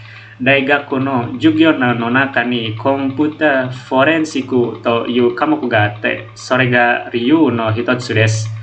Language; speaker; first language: Japanese; non-native, learner; Indonesian